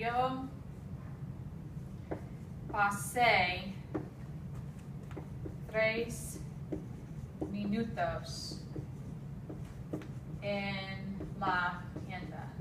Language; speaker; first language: Spanish; non-native, fluent; English